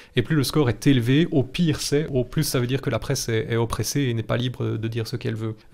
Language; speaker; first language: French; native; French